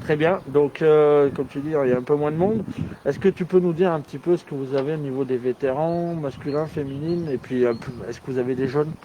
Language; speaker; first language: French; native; French